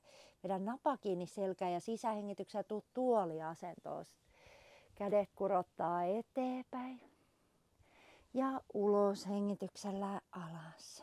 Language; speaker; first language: Finnish; native; Finnish